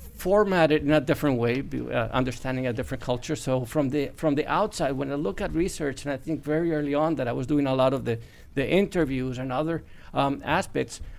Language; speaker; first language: English; non-native, fluent; Spanish